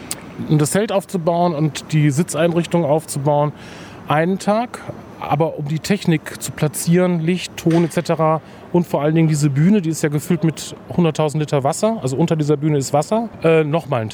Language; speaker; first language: German; native; German